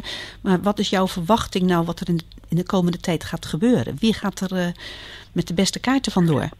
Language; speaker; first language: Dutch; native; Dutch